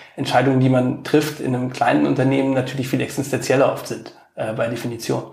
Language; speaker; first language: German; native; German